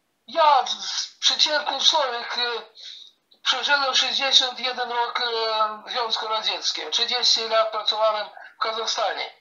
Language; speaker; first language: Polish; early bilingual, heritage; Polish